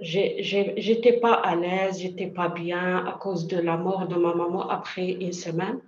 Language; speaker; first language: French; non-native, learner; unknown